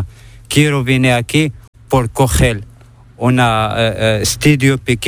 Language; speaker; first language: Spanish; non-native, learner; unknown